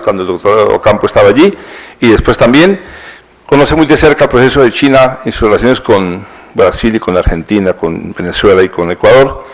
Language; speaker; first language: Spanish; native; Spanish